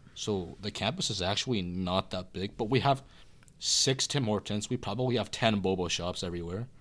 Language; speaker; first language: English; early bilingual, other home language; Korean